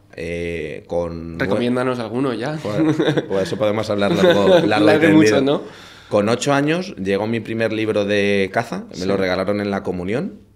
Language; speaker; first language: Spanish; native; Spanish